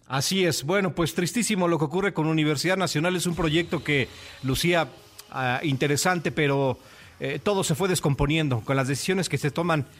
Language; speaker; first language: Spanish; native; Spanish